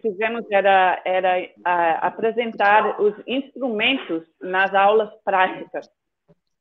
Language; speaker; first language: Portuguese; non-native, fluent; English